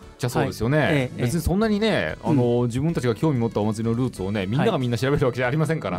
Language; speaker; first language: Japanese; native; Japanese